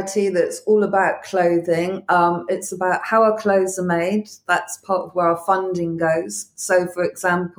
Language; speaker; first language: English; native; English